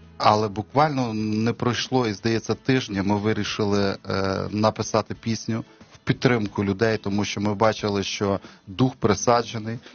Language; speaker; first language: Ukrainian; native; Ukrainian